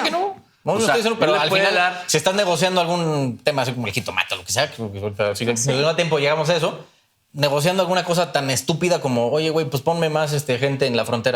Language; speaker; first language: Spanish; native; Spanish